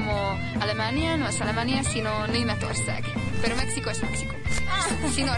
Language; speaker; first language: Spanish; non-native, fluent; Hungarian